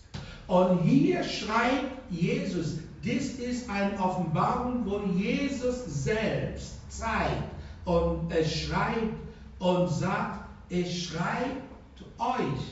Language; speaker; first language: German; non-native, fluent; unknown